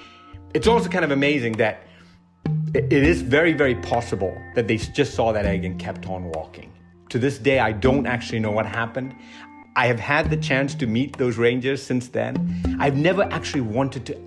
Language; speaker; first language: English; non-native, local second language; Tamil